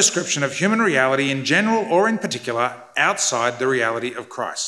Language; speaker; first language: English; native; English